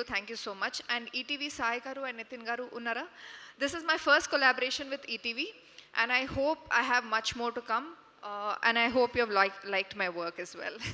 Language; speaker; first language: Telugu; non-native, fluent; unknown